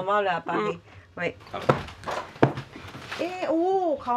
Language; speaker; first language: French; non-native, learner; Japanese